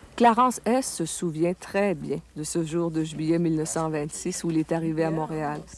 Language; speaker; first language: French; native; French